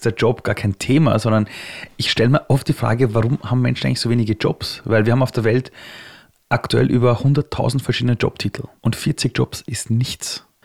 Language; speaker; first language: German; early bilingual, other home language; Persian